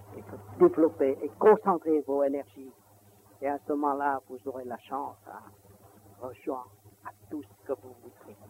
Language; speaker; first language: French; non-native, learner; Vietnamese